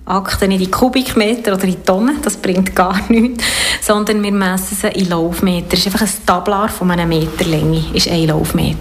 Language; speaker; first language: German; native; German